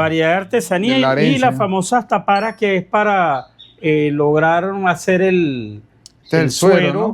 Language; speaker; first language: Spanish; native; Spanish